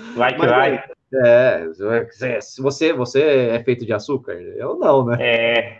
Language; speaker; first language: Portuguese; native; Portuguese